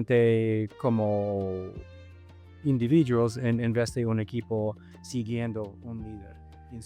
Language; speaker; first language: Spanish; non-native, fluent; English